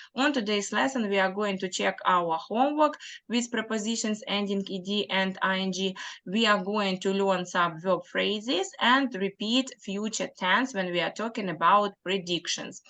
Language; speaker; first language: English; non-native, fluent; Ukrainian